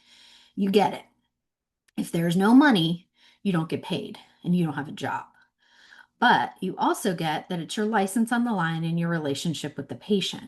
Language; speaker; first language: English; native; English